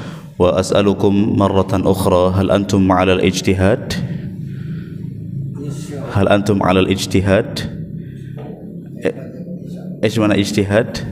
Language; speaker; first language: Arabic; non-native, fluent; Indonesian